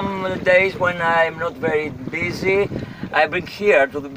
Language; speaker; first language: English; non-native, learner; Greek